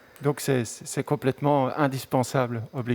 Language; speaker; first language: French; native; French